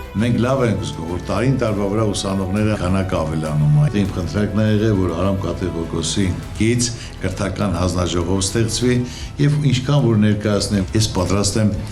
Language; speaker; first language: Armenian; native; Armenian